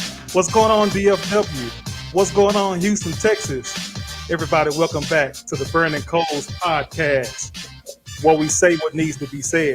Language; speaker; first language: English; native; English